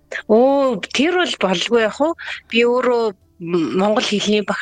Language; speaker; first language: Mongolian; native; Mongolian